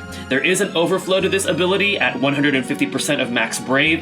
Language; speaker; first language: English; native; English